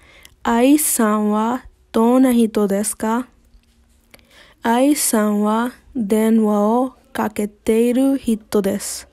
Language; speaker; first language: Japanese; non-native, learner; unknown